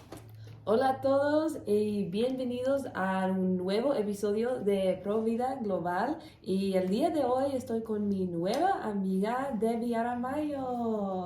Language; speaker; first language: Spanish; non-native, learner; English